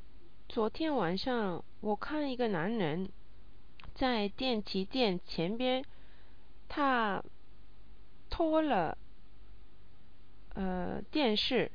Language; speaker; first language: Chinese; non-native, learner; English